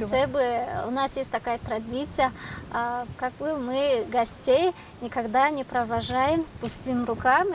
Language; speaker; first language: Russian; non-native, local second language; Tajik